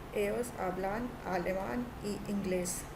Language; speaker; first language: Spanish; non-native, fluent; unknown